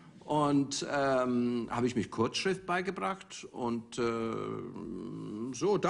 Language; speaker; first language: German; non-native, fluent; English